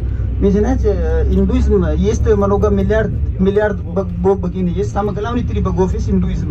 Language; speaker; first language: Russian; non-native, local second language; Hindi